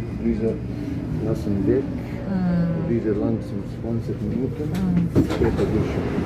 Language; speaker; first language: German; non-native, learner; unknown